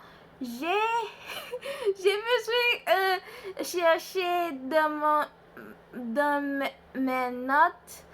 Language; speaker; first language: French; non-native, learner; Haitian Creole